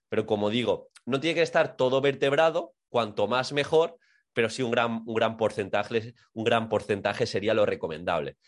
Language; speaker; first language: Spanish; native; Spanish